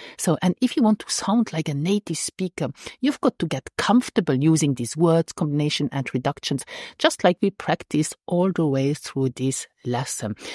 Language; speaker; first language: English; non-native, fluent; Luxembourgish